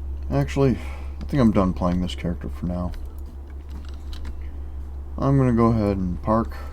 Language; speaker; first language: English; native; English